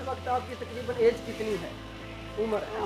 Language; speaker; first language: Hindi; native; Hindi